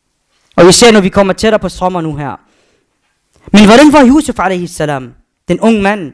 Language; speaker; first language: Danish; non-native, fluent; Arabic